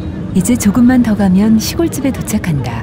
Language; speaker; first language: Korean; native; Korean